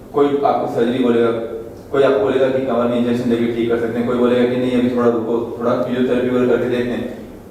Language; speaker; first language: Hindi; non-native, local second language; Marathi